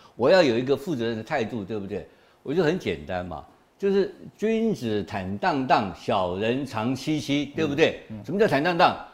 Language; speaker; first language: Chinese; native; Chinese